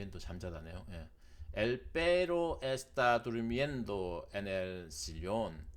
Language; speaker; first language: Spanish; non-native, learner; Korean